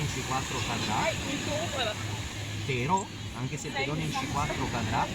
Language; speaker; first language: Italian; native; Italian